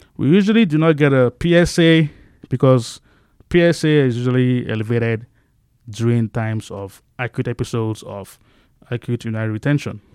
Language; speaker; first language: English; non-native, local second language; Igbo